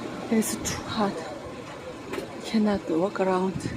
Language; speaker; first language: English; non-native, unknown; Korean